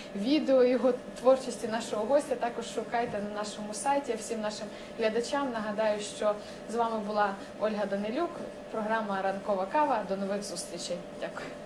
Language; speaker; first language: Ukrainian; native; Ukrainian